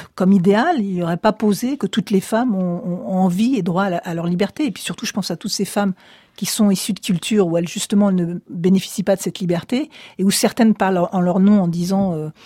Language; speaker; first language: French; native; French